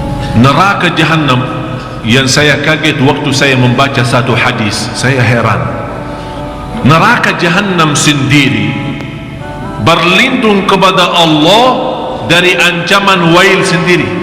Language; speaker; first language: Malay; non-native, fluent; Arabic